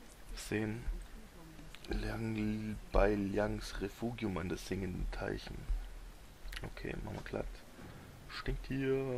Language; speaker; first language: German; native; German